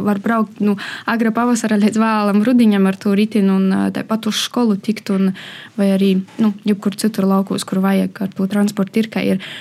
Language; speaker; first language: Latvian; native; Latvian